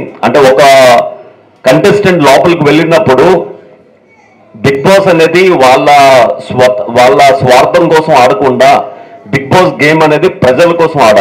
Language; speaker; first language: Telugu; native; Telugu